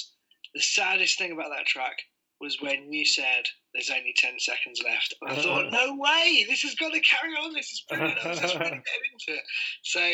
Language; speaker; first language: English; native; English